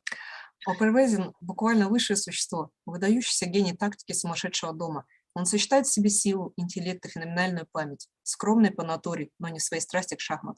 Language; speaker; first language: Russian; native; Russian